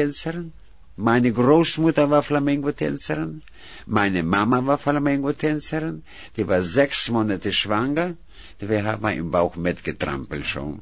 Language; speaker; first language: German; non-native, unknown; Russian